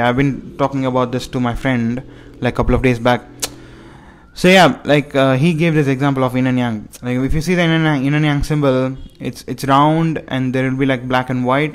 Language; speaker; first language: English; non-native, local second language; Tamil